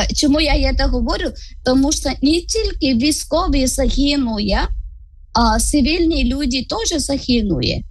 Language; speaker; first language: Ukrainian; non-native, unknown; Malayalam